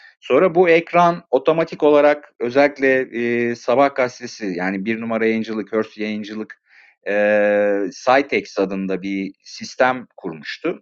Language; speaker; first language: Turkish; native; Turkish